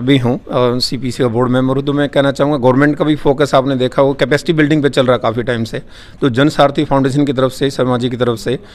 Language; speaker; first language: Hindi; native; Hindi